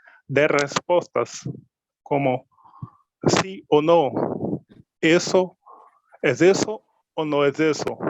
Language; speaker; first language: Spanish; non-native, learner; Portuguese